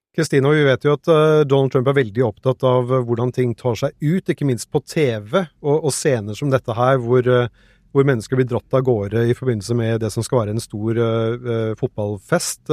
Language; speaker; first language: Norwegian; native; Norwegian